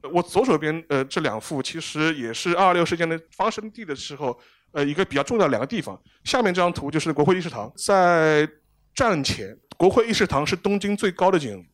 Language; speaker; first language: Chinese; native; Chinese